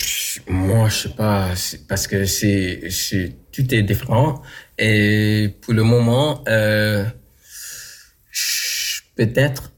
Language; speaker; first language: French; non-native, learner; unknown